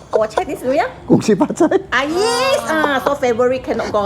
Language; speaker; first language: English; non-native, local second language; Chinese